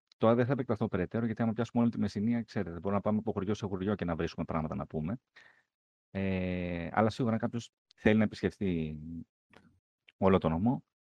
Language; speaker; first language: Greek; native; Greek